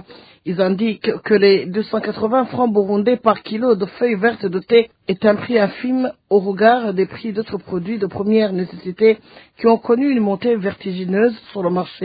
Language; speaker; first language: French; non-native, local second language; Rundi